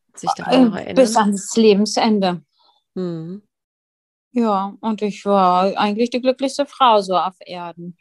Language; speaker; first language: German; early bilingual, other home language; Russian